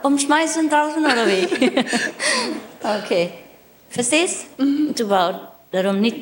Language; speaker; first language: German; non-native, learner; Vietnamese